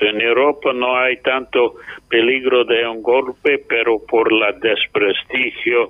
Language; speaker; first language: Spanish; non-native, fluent; English